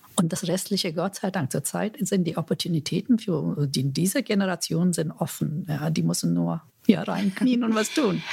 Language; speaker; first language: German; non-native, fluent; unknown